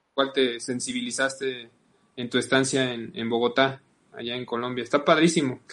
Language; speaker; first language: Spanish; native; Spanish